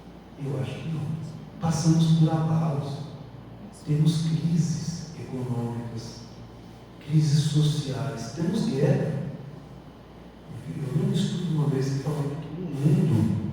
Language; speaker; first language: Portuguese; native; Portuguese